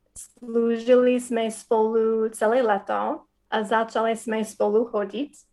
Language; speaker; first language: Slovak; non-native, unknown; English